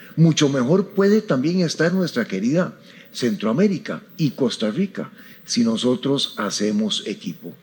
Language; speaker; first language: Spanish; native; Spanish